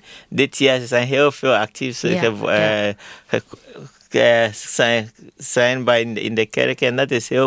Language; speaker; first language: Dutch; non-native, learner; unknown